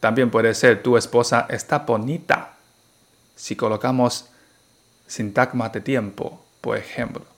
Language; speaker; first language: Spanish; non-native, fluent; Chinese